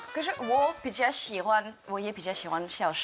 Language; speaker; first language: Chinese; non-native, fluent; French